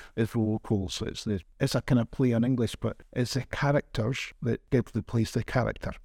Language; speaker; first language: English; native; English